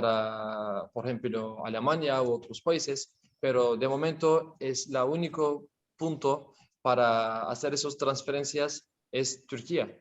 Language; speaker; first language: Spanish; non-native, learner; Turkish